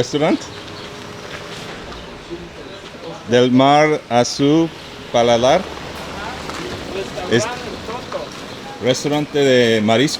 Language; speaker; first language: Spanish; non-native, learner; English